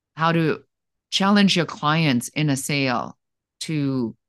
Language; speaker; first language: English; non-native, fluent; German